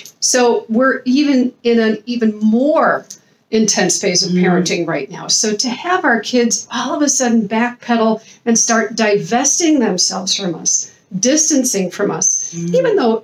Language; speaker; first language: English; native; English